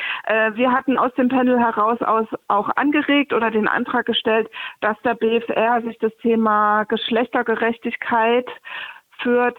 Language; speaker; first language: German; native; German